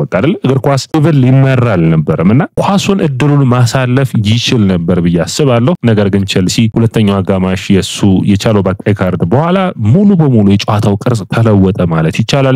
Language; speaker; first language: Amharic; native; Amharic